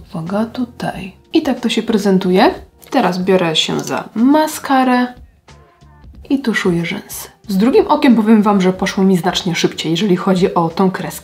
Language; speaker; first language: Polish; native; Polish